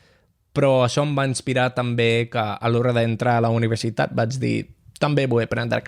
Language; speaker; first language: Catalan; non-native, learner; English